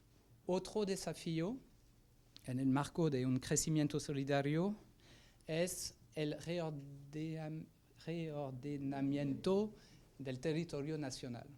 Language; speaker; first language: Spanish; non-native, fluent; French